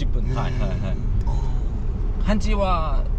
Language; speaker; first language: Japanese; non-native, learner; Chinese